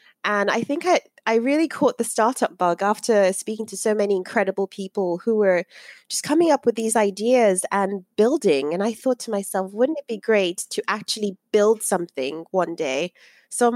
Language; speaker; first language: English; non-native, local second language; Yoruba